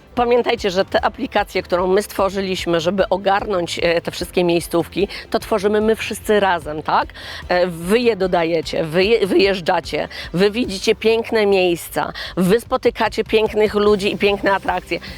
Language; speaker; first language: Polish; native; Polish